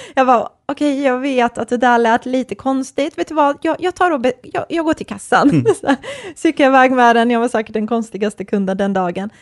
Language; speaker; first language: Swedish; early bilingual, other home language; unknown